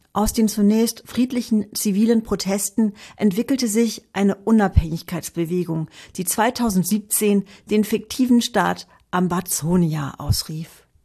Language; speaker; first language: German; native; German